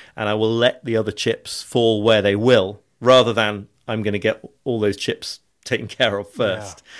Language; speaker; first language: English; native; English